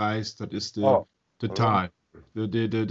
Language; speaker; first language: Dutch; non-native, learner; German